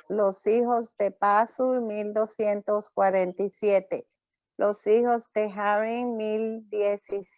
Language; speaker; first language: Spanish; native; Spanish